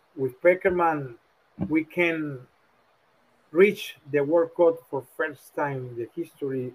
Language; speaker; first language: English; non-native, learner; Spanish